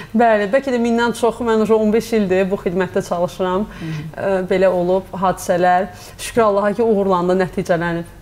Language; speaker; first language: Azerbaijani; native; Azerbaijani